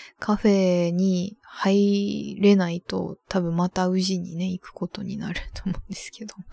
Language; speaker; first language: Japanese; native; Japanese